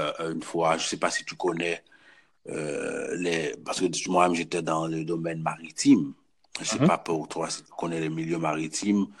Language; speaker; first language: French; non-native, local second language; Haitian Creole